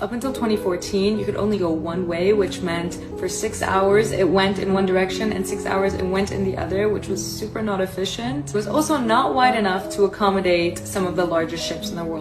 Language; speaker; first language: English; native; English